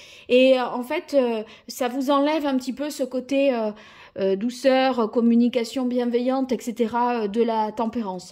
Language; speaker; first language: French; native; French